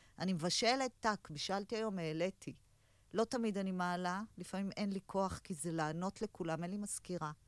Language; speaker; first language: Hebrew; native; Hebrew